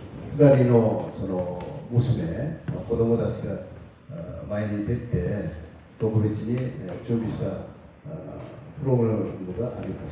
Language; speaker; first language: Japanese; non-native, fluent; Korean